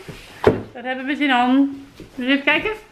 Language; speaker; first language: Dutch; native; Dutch